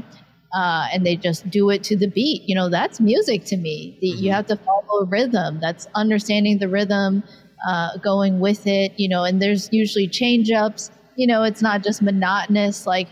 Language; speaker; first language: English; native; English